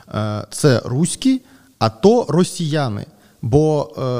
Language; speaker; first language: Ukrainian; non-native, local second language; Russian